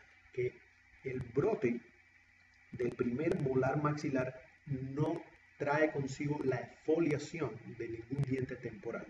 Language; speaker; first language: Spanish; native; Spanish